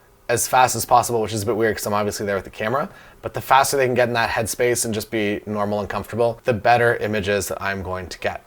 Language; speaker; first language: English; native; English